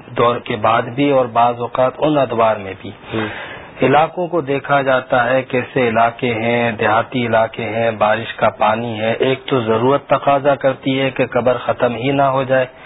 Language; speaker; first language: Urdu; native; Urdu